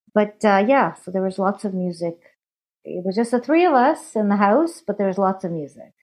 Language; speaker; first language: English; non-native, fluent; Hindi